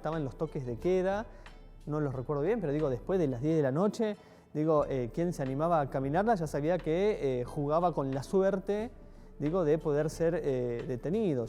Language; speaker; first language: Spanish; native; Spanish